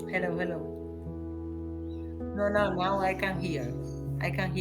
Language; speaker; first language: English; non-native, learner; Spanish